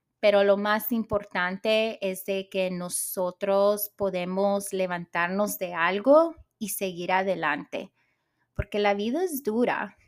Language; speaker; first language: Spanish; early bilingual, heritage; Spanish